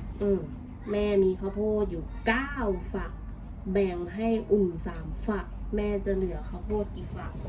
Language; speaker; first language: Thai; native; Thai